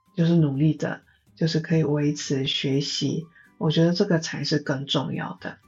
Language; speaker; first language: Chinese; non-native, fluent; Japanese